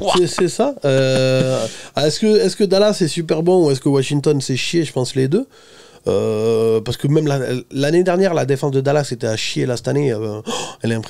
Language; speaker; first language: French; native; French